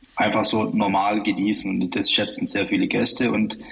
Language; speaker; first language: German; native; German